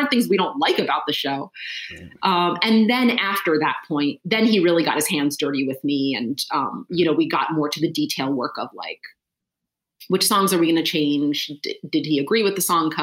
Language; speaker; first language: English; native; English